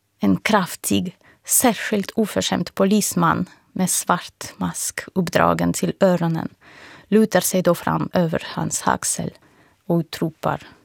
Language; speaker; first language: Swedish; non-native, fluent; Russian